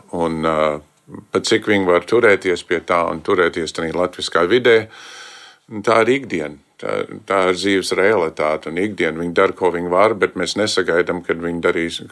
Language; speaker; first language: Latvian; early bilingual, heritage; Latvian